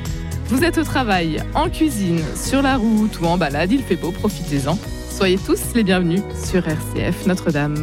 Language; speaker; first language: French; native; French